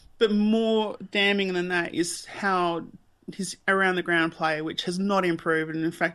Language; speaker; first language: English; native; English